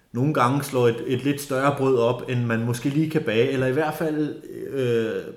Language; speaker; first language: Danish; native; Danish